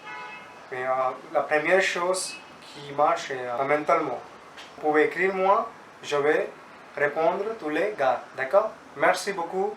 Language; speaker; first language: French; non-native, learner; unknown